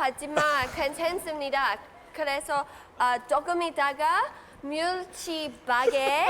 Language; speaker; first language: Korean; non-native, learner; English